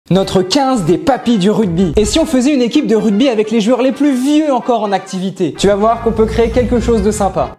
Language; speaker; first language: French; native; French